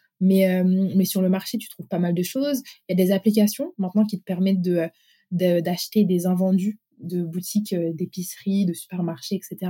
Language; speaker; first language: French; early bilingual, other home language; Arabic